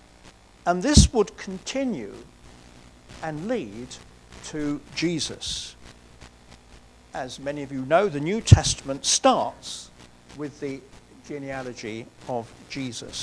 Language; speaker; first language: English; native; English